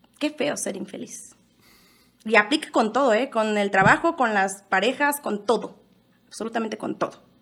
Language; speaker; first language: Spanish; native; Spanish